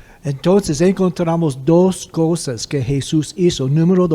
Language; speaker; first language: Spanish; non-native, fluent; English